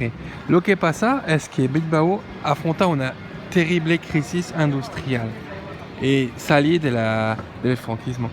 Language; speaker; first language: Spanish; non-native, learner; French